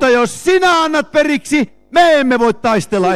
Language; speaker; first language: Finnish; native; Finnish